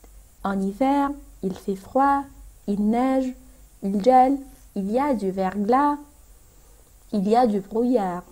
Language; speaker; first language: French; non-native, fluent; Arabic